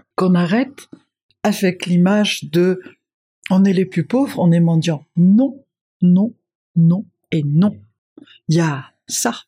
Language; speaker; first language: French; non-native, local second language; Malagasy